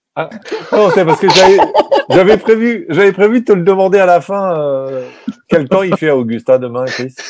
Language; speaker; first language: French; native; French